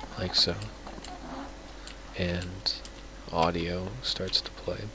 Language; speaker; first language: English; native; English